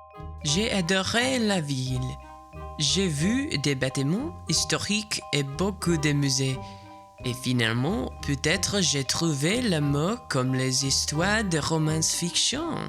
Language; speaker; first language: French; non-native, learner; English